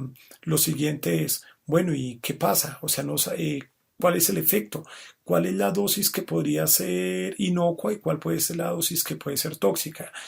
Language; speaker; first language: Spanish; native; Spanish